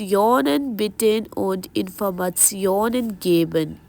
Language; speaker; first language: German; non-native, learner; Urdu